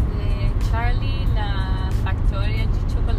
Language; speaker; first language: Portuguese; non-native, learner; Spanish